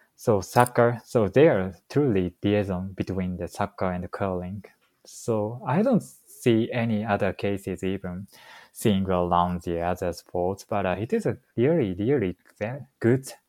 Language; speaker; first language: English; non-native, fluent; Japanese